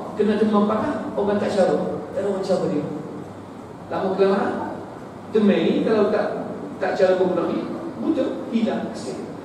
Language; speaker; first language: Malay; non-native, fluent; Arabic